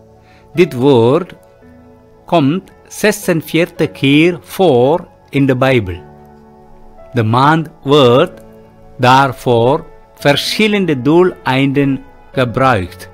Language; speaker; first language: Dutch; non-native, fluent; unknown